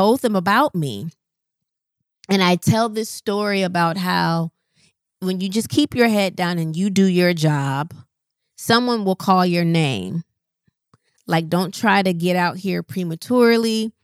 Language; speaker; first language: English; native; English